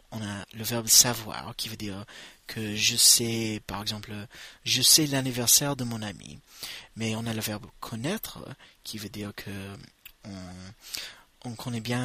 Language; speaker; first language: French; non-native, fluent; English